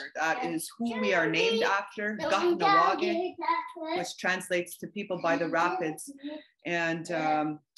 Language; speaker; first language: English; native; English